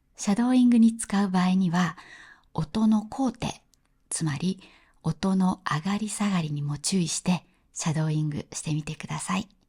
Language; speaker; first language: Japanese; native; Japanese